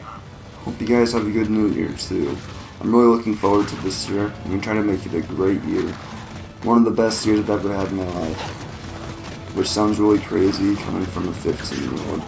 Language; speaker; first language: English; native; English